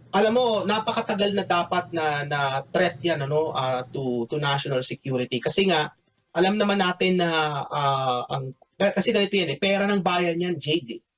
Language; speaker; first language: Filipino; native; Filipino